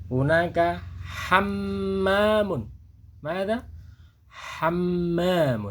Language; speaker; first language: Arabic; non-native, fluent; Indonesian